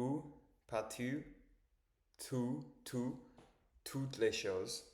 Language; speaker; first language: French; non-native, learner; English